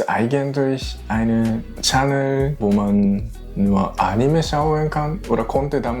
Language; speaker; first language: German; non-native, learner; Japanese